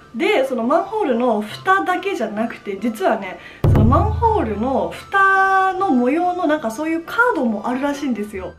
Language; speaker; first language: Japanese; early bilingual, other home language; Chinese